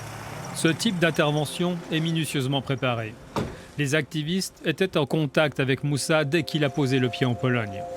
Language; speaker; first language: French; native; French